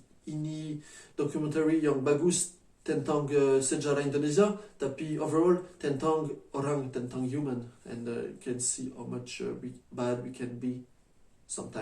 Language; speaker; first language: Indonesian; non-native, learner; French